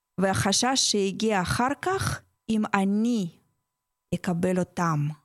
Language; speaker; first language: Hebrew; non-native, fluent; Russian